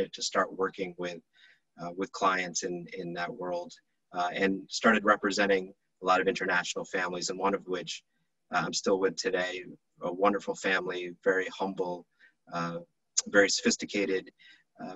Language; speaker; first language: English; native; English